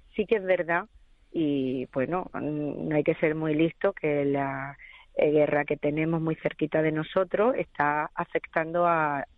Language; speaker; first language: Spanish; native; Spanish